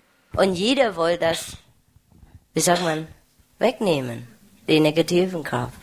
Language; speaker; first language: German; non-native, fluent; Vietnamese